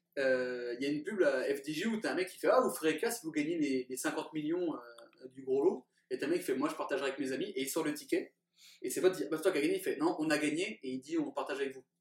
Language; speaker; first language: French; native; French